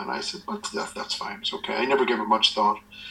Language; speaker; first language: English; native; English